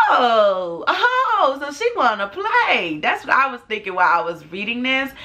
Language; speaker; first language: English; native; English